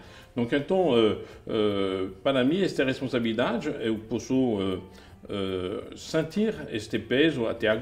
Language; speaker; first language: Portuguese; non-native, fluent; French